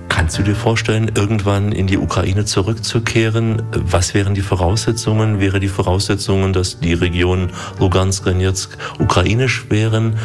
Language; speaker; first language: German; native; German